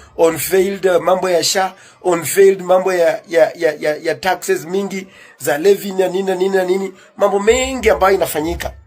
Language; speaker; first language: Swahili; non-native, local second language; Luyia